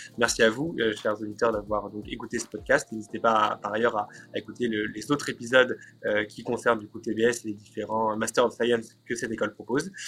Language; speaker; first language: French; native; French